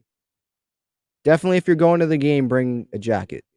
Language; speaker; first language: English; native; English